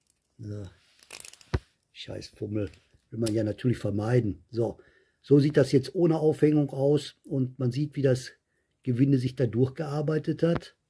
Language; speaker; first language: German; native; German